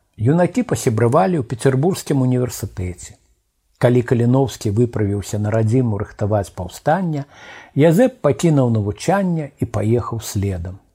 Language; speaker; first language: Belarusian; native; Belarusian